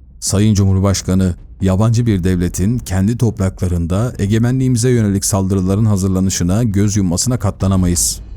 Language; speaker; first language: Turkish; native; Turkish